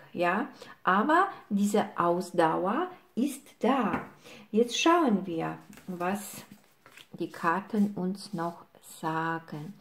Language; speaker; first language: German; non-native, fluent; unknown